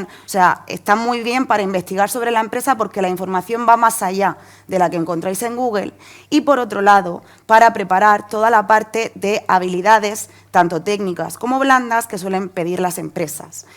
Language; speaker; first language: Spanish; native; Spanish